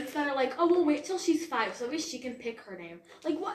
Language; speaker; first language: English; native; English